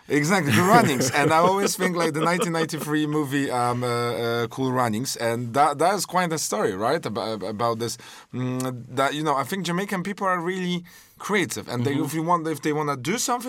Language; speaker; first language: English; non-native, fluent; Polish